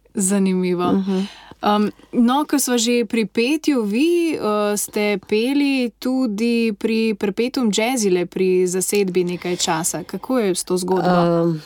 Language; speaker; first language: Slovenian; native; Slovenian